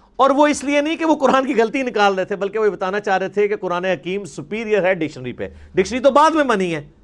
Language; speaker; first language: Urdu; non-native, local second language; Punjabi